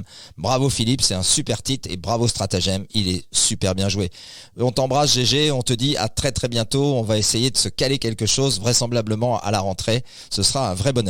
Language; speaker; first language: French; native; French